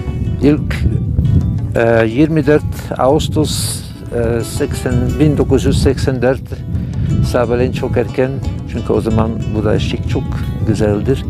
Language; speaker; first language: Turkish; non-native, fluent; Dutch